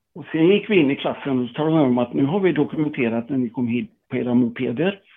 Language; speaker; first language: Swedish; native; Swedish